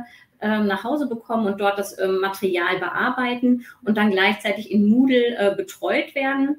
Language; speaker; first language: German; native; German